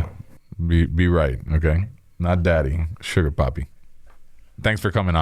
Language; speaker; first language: English; native; English